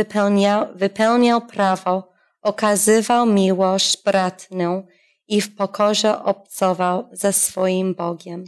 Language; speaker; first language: Polish; non-native, fluent; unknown